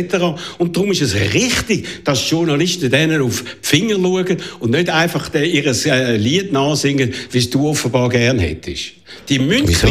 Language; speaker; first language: German; native; German